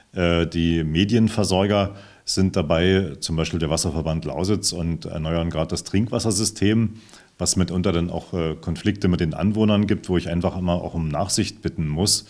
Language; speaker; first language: German; native; German